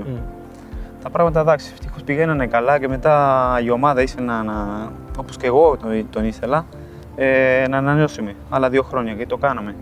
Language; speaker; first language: Greek; non-native, fluent; Spanish